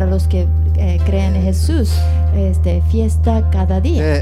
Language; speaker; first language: Spanish; non-native, fluent; Japanese